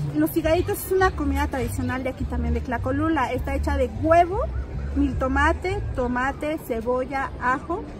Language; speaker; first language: Spanish; native; Spanish